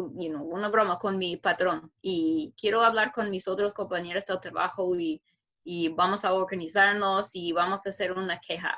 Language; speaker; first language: Spanish; non-native, fluent; English